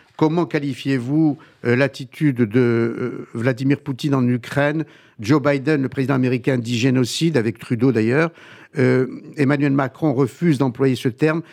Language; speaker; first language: French; native; French